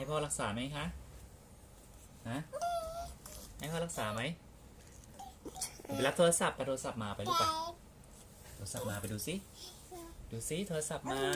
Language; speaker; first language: Thai; native; Thai